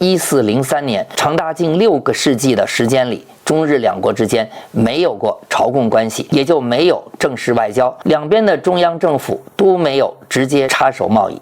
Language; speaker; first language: Chinese; native; Chinese